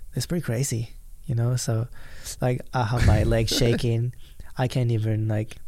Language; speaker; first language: English; non-native, fluent; Japanese